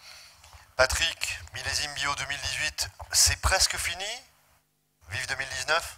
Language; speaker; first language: French; native; French